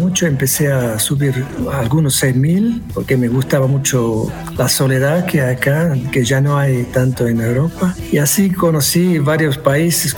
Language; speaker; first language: Spanish; non-native, fluent; Swiss German